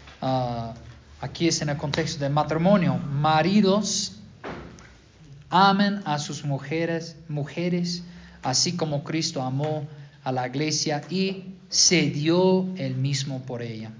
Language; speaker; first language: Spanish; non-native, fluent; English